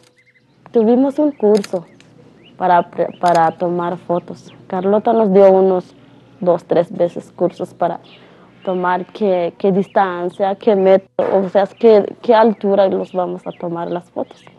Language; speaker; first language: Spanish; non-native, local second language; Tzotzil